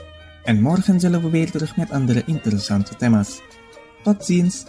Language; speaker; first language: Dutch; non-native, fluent; Indonesian